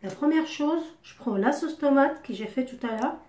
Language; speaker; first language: French; non-native, local second language; Arabic